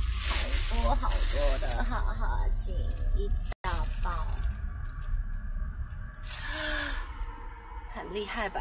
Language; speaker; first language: Chinese; non-native, local second language; Cantonese